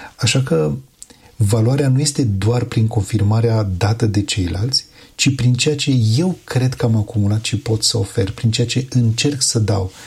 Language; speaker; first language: Romanian; native; Romanian